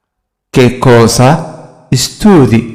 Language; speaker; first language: Italian; non-native, fluent; Somali